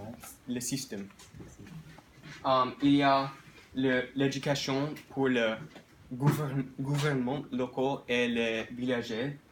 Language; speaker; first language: French; non-native, learner; English